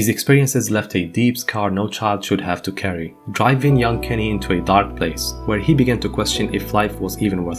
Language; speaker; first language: English; native; English